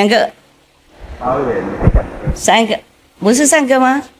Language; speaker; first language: Chinese; non-native, fluent; Vietnamese